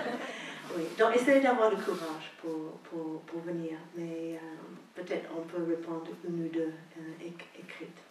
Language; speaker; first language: French; non-native, fluent; English